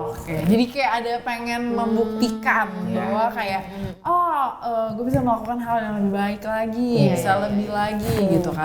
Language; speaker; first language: Indonesian; native; Indonesian